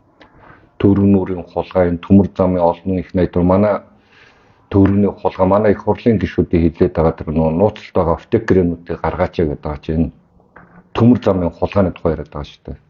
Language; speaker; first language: Mongolian; native; Mongolian